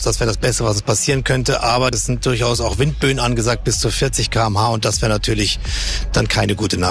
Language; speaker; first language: German; native; German